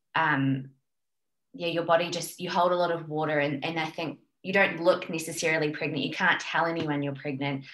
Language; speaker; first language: English; native; English